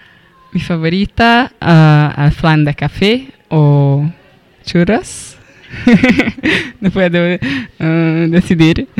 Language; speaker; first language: Spanish; non-native, learner; Hungarian